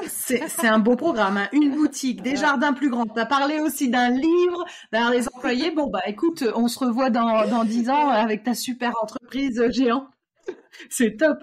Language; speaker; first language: French; native; French